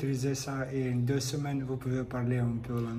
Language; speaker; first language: French; non-native, learner; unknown